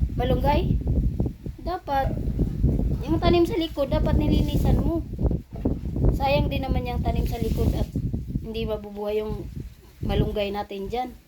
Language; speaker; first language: Filipino; non-native, local second language; Cebuano